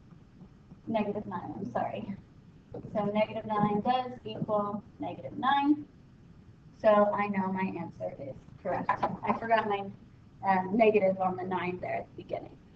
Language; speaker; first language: English; native; English